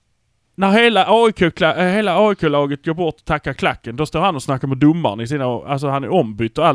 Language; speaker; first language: Swedish; native; Swedish